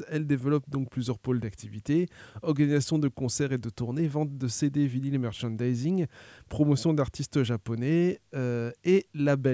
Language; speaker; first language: French; native; French